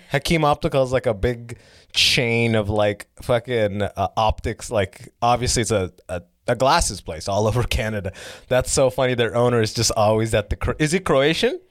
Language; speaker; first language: English; early bilingual, other home language; Arabic